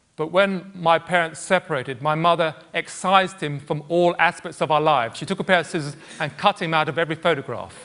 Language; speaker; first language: English; native; English